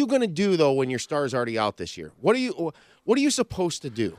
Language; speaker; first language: English; native; English